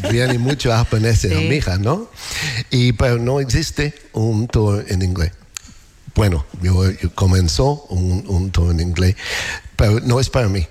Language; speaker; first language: Spanish; non-native, learner; English